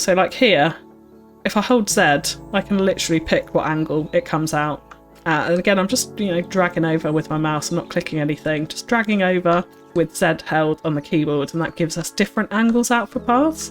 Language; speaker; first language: English; native; English